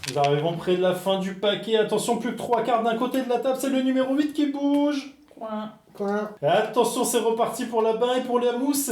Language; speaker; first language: French; native; French